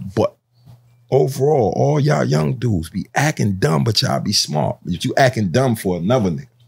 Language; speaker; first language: English; native; English